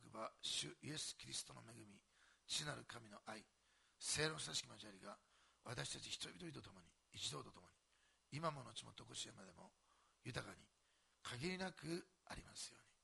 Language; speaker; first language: Japanese; native; Japanese